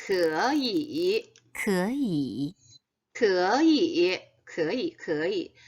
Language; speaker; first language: Chinese; non-native, fluent; Korean